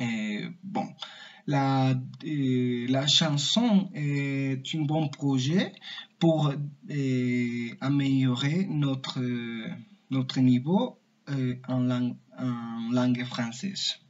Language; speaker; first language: French; non-native, learner; Spanish